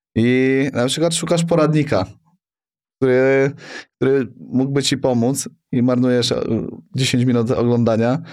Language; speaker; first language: Polish; native; Polish